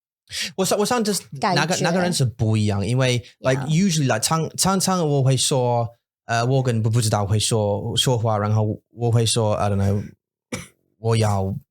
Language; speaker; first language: Chinese; non-native, learner; English